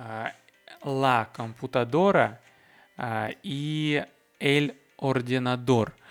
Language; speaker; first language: Spanish; non-native, learner; Russian